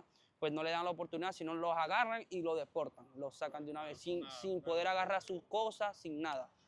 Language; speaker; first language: Spanish; native; Spanish